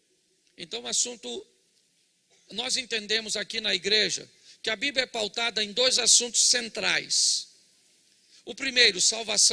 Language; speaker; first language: Portuguese; native; Portuguese